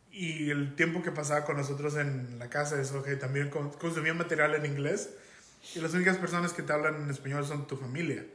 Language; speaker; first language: Spanish; native; Spanish